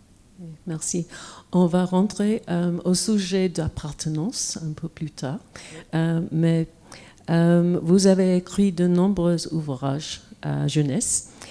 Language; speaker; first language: French; non-native, fluent; English